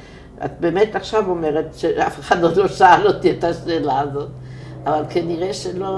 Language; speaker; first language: Hebrew; non-native, fluent; German